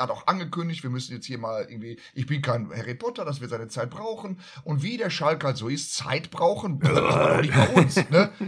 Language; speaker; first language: German; native; German